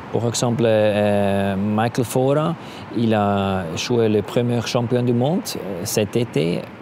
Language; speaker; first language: French; non-native, learner; German